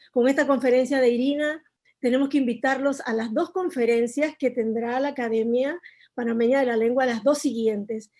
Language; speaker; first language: Spanish; native; Spanish